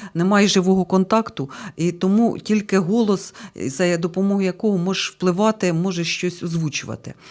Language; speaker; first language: Ukrainian; native; Ukrainian